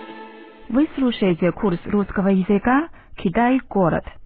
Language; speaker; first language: Russian; non-native, fluent; Chinese